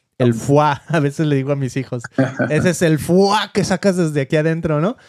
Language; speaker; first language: Spanish; native; Spanish